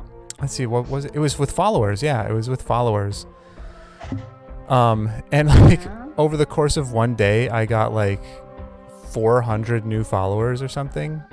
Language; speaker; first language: English; native; English